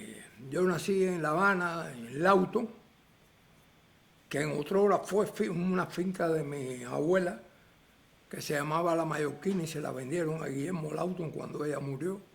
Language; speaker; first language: Spanish; native; Spanish